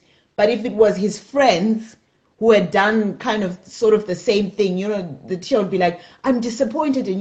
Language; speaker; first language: English; non-native, local second language; Shona